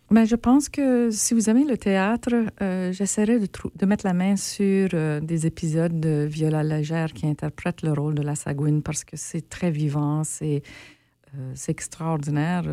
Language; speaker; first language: French; native; French